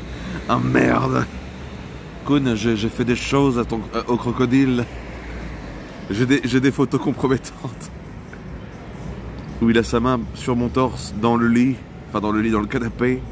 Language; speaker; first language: French; native; French